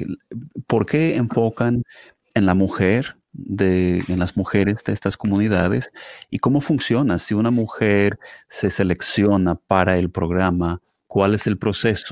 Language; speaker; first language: Spanish; non-native, fluent; English